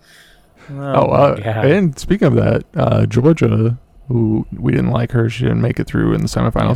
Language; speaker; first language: English; native; English